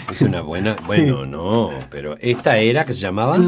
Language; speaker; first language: Spanish; native; Spanish